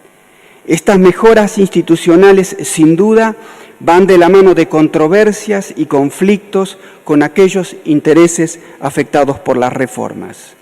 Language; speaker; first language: Spanish; native; Spanish